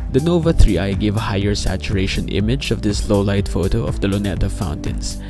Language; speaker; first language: English; non-native, local second language; Filipino